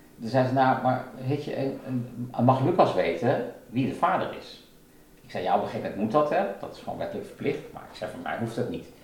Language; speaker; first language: Dutch; native; Dutch